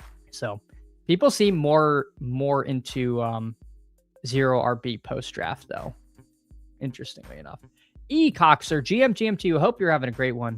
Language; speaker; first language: English; native; English